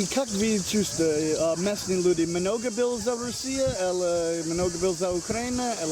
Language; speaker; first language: Russian; non-native, learner; English